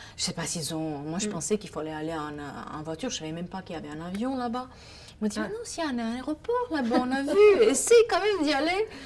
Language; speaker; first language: French; non-native, fluent; Romanian